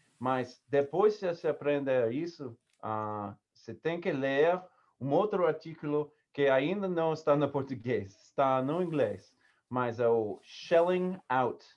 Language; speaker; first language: Portuguese; non-native, learner; English